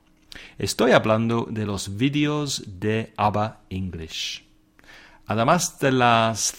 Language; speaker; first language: Spanish; non-native, fluent; English